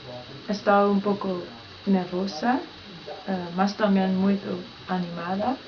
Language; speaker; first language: Portuguese; non-native, learner; Dutch